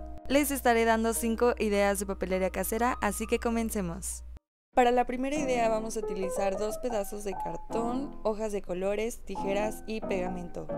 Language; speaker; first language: Spanish; native; Spanish